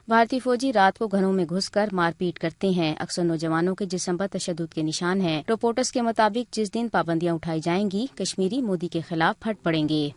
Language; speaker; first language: Urdu; native; Urdu